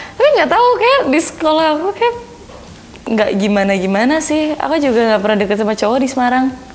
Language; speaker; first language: Indonesian; non-native, local second language; English